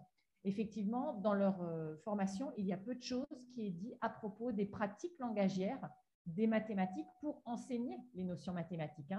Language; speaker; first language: French; native; French